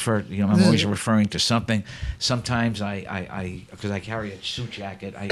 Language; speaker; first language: English; native; English